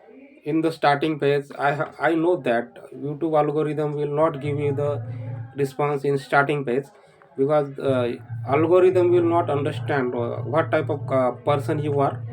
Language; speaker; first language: English; non-native, learner; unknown